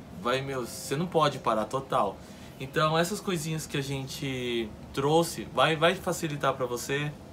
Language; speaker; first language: Portuguese; native; Portuguese